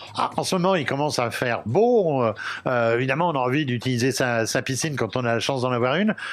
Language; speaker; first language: French; native; French